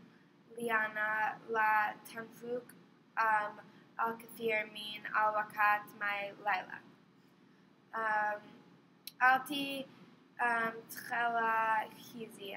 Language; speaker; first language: Arabic; non-native, learner; English